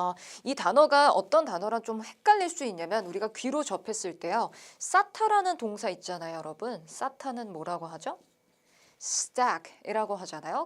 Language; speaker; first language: Korean; native; Korean